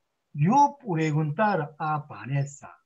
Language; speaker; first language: Spanish; non-native, learner; Korean